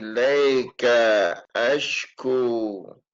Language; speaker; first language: Arabic; non-native, fluent; English